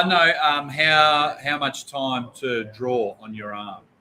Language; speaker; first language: English; native; English